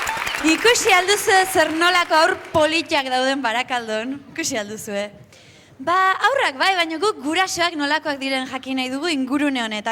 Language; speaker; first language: Basque; native; Basque